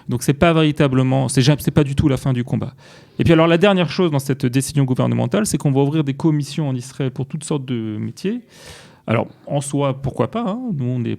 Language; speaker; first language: French; native; French